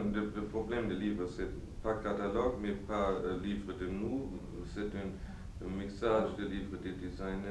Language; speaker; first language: French; non-native, learner; German